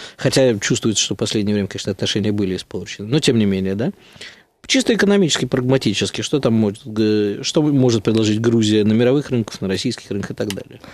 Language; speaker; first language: Russian; native; Russian